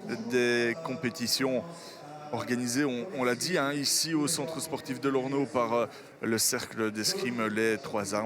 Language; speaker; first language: French; native; French